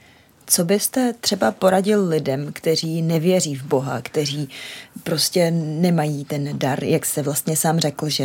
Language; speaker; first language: Czech; native; Czech